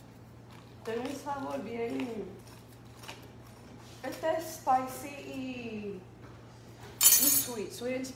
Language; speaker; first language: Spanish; early bilingual, heritage; Spanish